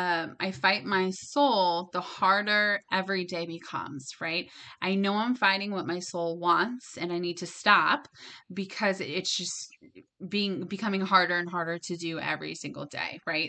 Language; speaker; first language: English; native; English